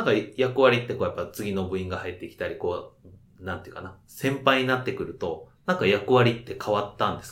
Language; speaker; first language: Japanese; native; Japanese